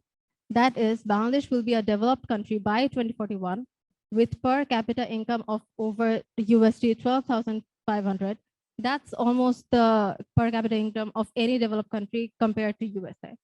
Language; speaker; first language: English; non-native, local second language; Bangla